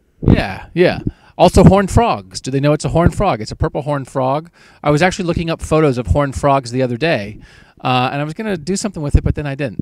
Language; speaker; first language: English; native; English